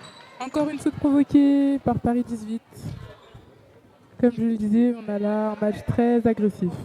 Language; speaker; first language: French; native; French